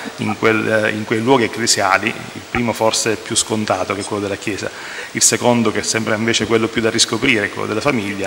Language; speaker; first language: Italian; native; Italian